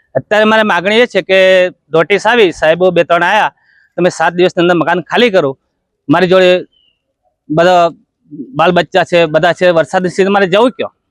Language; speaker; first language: Gujarati; native; Gujarati